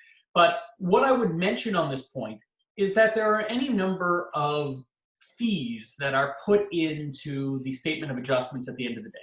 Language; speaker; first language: English; native; English